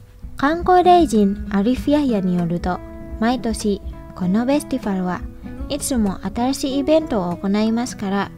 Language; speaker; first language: Japanese; non-native, fluent; Indonesian